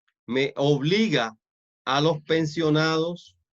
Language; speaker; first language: Spanish; native; Spanish